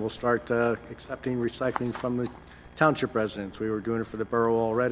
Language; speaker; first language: English; native; English